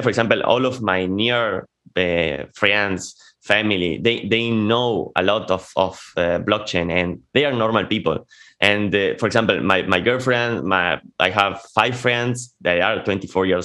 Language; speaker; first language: English; non-native, fluent; Spanish